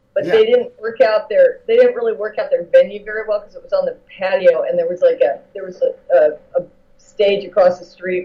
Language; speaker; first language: English; native; English